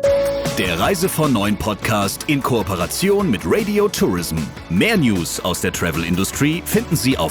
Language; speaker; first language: German; native; German